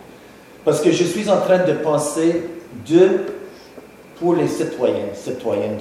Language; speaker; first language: French; non-native, local second language; English